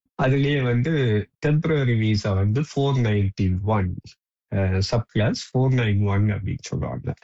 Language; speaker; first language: Tamil; native; Tamil